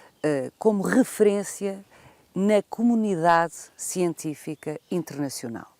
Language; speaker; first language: Portuguese; native; Portuguese